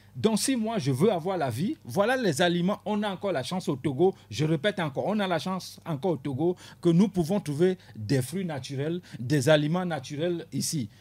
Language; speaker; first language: French; non-native, local second language; Ewe